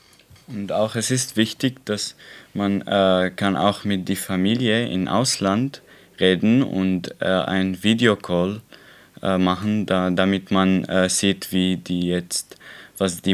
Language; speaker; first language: German; non-native, learner; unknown